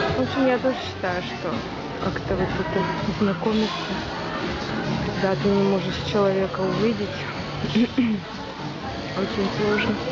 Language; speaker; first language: Russian; native; Russian